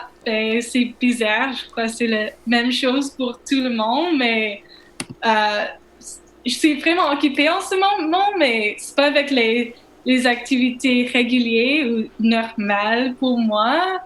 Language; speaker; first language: French; non-native, learner; English